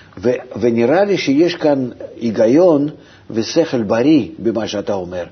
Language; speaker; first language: Hebrew; non-native, fluent; Russian